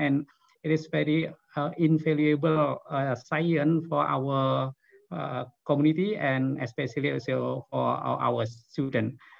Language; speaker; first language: English; non-native, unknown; Indonesian